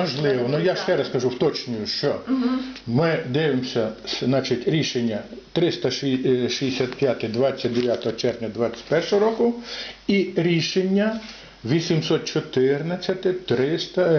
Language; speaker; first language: Ukrainian; native; Ukrainian